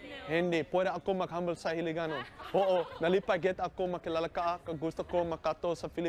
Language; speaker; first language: Filipino; non-native, learner; Dutch